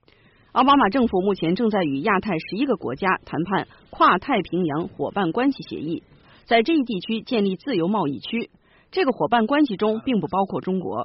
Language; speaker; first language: Chinese; native; Chinese